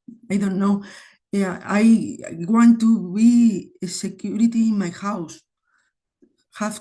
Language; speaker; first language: English; non-native, learner; Spanish